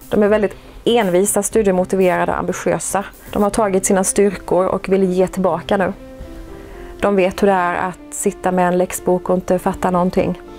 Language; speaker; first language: Swedish; native; Swedish